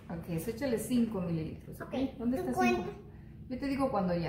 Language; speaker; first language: Spanish; native; Spanish